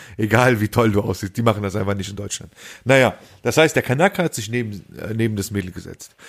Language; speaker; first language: German; early bilingual, other home language; Turkish